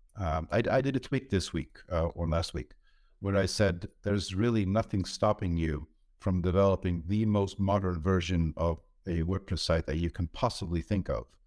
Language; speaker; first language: English; non-native, fluent; Dutch